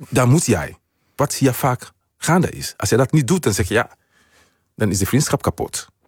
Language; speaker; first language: Dutch; non-native, fluent; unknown